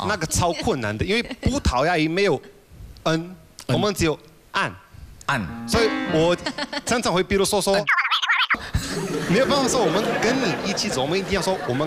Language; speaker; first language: Chinese; non-native, fluent; Portuguese